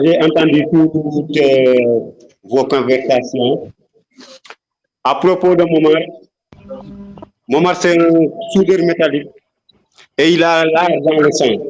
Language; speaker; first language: French; non-native, local second language; Wolof